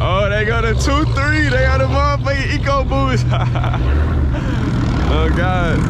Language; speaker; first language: English; native; English